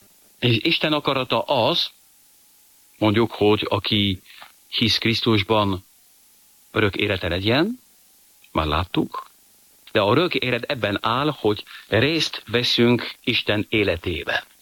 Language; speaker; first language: Hungarian; non-native, fluent; French